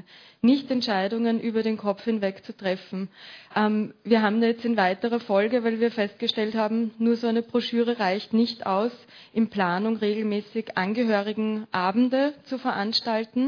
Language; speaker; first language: German; native; German